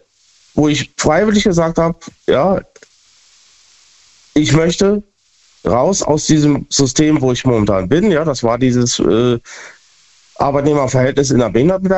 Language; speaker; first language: German; native; German